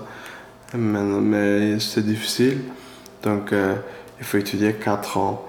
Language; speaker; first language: French; non-native, learner; Persian